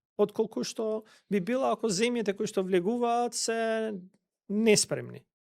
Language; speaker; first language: Macedonian; non-native, local second language; Albanian